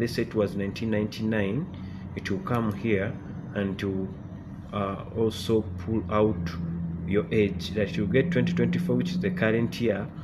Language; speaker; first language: English; non-native, local second language; Ganda